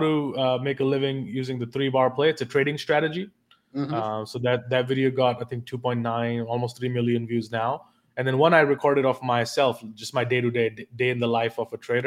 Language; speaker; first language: English; non-native, local second language; Hindi